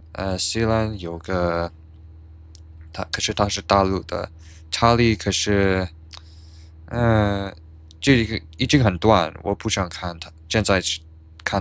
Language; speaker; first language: Chinese; non-native, learner; English